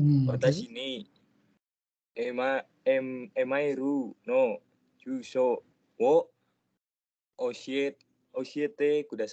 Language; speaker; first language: Japanese; non-native, learner; Indonesian